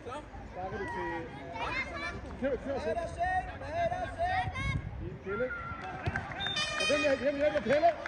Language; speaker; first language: Danish; native; Danish